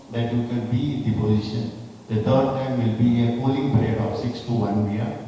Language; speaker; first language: English; non-native, local second language; Kannada